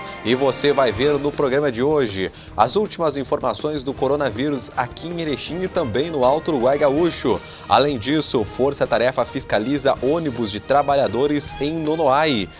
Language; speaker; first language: Portuguese; native; Portuguese